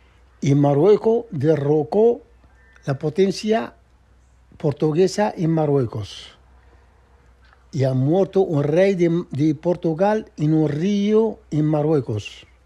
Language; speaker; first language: Spanish; non-native, fluent; Arabic